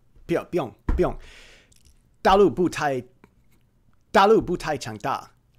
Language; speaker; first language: Chinese; non-native, fluent; English